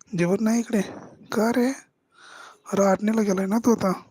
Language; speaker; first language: Hindi; non-native, local second language; Marathi